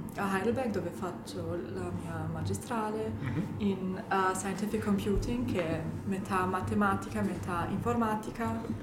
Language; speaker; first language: Italian; non-native, learner; German